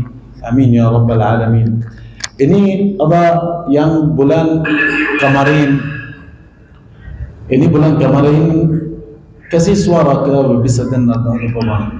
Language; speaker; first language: Indonesian; non-native, fluent; Arabic